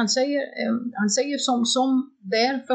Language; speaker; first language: Swedish; non-native, fluent; Greek